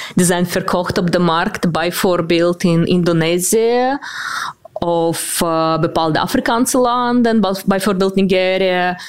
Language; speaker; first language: Dutch; non-native, fluent; Russian